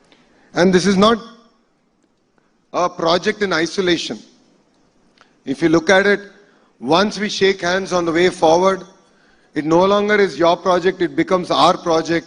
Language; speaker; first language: English; non-native, local second language; Telugu